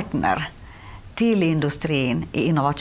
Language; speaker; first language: Swedish; non-native, local second language; Finnish